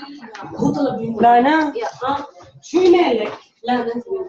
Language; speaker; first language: Arabic; native; Arabic